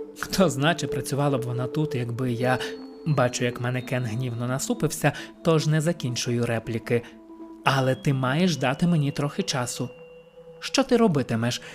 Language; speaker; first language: Ukrainian; native; Ukrainian